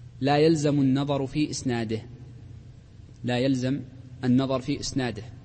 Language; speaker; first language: Arabic; native; Arabic